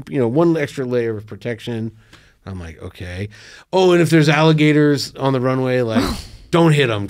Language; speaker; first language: English; native; English